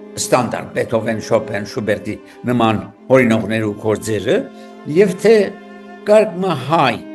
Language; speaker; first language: Armenian; early bilingual, heritage; Armenian